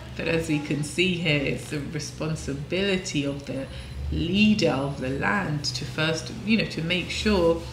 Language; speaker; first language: English; native; English